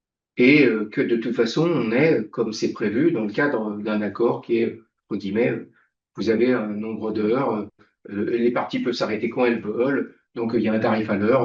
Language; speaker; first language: French; native; French